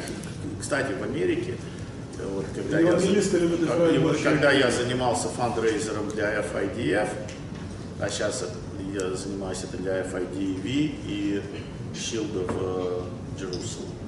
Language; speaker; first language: Russian; early bilingual, other home language; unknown